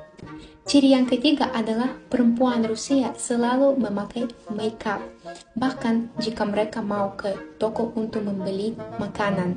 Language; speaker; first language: Indonesian; non-native, fluent; Russian